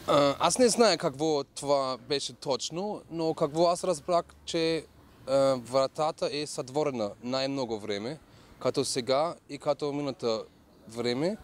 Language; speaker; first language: Bulgarian; non-native, learner; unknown